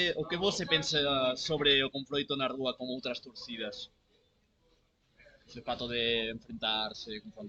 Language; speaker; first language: Portuguese; non-native, learner; Catalan